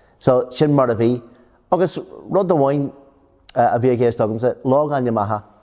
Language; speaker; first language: Irish; non-native, local second language; English